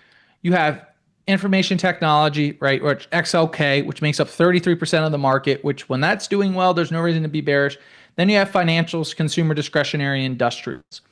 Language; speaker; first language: English; native; English